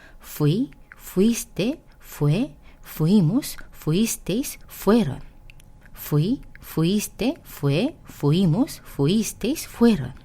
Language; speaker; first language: Spanish; non-native, fluent; Korean